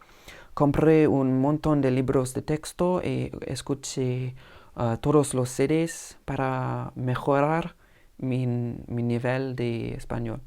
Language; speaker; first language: Spanish; non-native, fluent; English